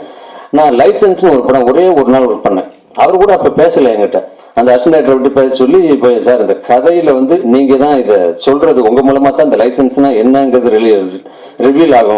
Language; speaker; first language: Tamil; native; Tamil